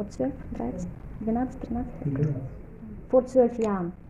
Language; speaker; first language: German; non-native, fluent; Russian